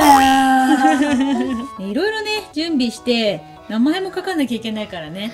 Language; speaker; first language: Japanese; native; Japanese